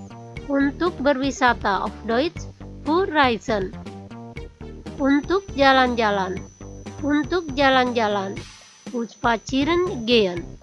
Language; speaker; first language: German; non-native, fluent; Indonesian